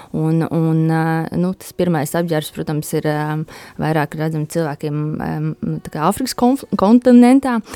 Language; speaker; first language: Latvian; native; Latvian